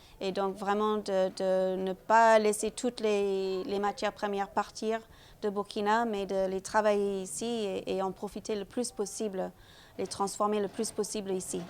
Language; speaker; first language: French; non-native, fluent; English